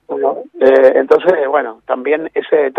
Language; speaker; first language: Spanish; native; Spanish